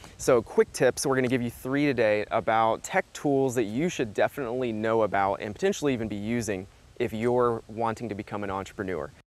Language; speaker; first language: English; native; English